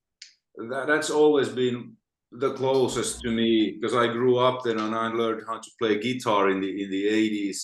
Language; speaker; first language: English; non-native, fluent; Finnish